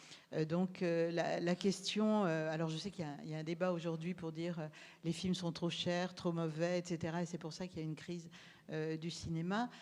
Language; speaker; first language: French; native; French